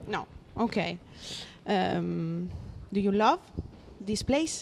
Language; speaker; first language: English; non-native, learner; Italian